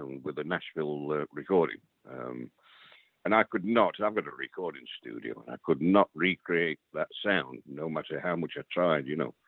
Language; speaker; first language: English; native; English